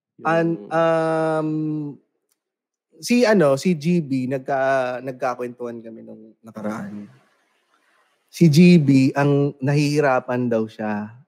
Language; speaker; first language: Filipino; native; Filipino